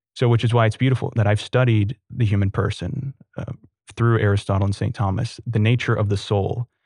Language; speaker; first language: English; native; English